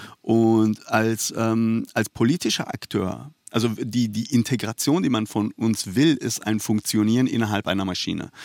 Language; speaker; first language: German; early bilingual, other home language; Persian